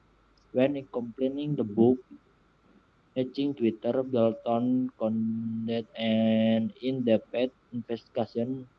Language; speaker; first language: English; non-native, learner; Indonesian